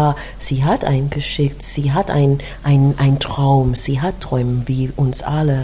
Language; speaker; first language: German; non-native, learner; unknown